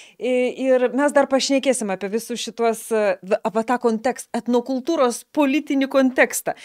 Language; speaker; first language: Lithuanian; native; Lithuanian